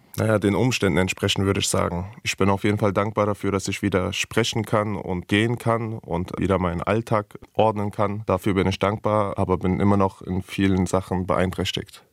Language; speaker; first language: German; early bilingual, other home language; Persian